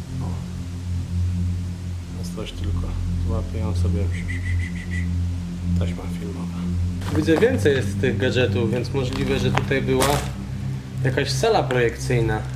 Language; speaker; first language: Polish; native; Polish